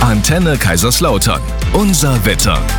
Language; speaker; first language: German; native; German